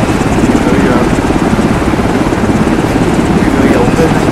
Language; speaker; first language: Chinese; native; Chinese